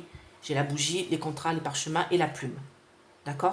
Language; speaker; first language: French; native; French